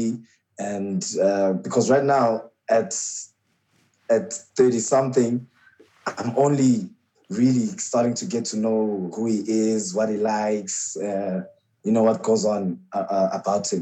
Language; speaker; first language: English; non-native, local second language; Xhosa